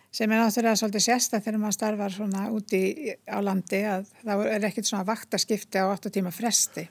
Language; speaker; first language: Icelandic; native; Icelandic